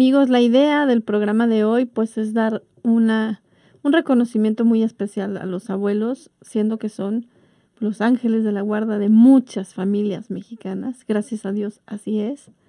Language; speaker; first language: Spanish; native; Spanish